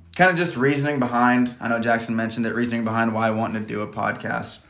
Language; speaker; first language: English; native; English